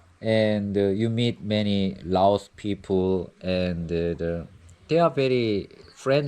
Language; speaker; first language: English; non-native, learner; Korean